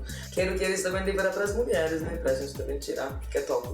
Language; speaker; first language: Portuguese; non-native, learner; Arabic